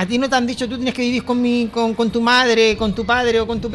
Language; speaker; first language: Spanish; native; Spanish